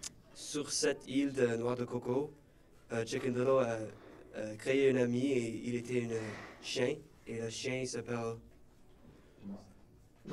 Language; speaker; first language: French; non-native, learner; English